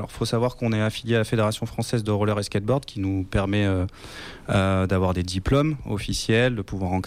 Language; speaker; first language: French; native; French